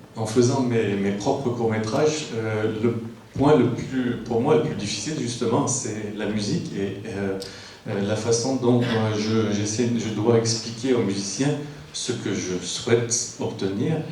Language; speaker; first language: French; non-native, fluent; Turkish